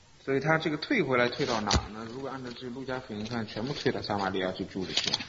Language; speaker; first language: Chinese; native; Chinese